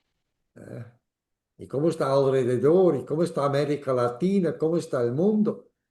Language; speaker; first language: Spanish; non-native, fluent; German